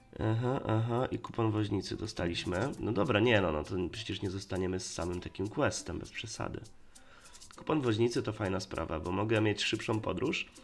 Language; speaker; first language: Polish; native; Polish